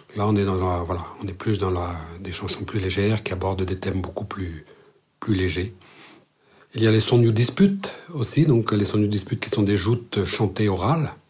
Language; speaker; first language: French; non-native, local second language; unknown